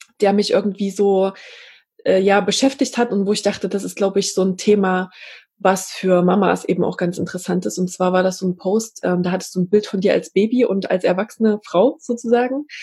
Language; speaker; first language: German; native; German